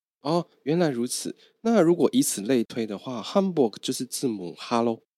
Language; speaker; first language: Chinese; native; Chinese